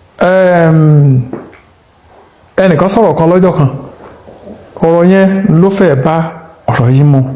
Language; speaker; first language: Yoruba; native; Yoruba